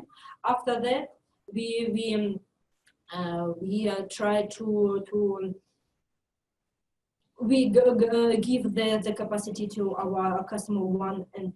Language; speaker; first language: English; non-native, fluent; French